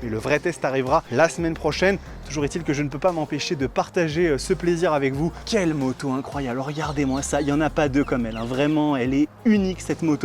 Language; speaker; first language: French; native; French